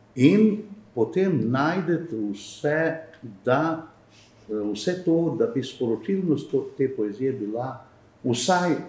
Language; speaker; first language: Slovenian; non-native, fluent; Albanian